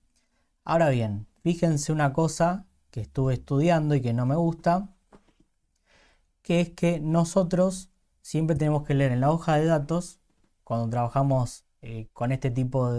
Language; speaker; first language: Spanish; native; Spanish